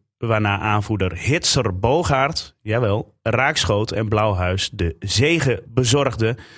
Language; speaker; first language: Dutch; native; Dutch